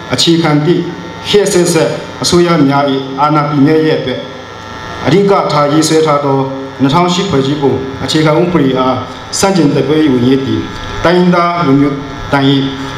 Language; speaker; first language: Burmese; non-native, local second language; Tedim Chin